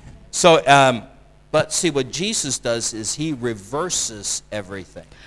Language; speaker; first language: English; native; English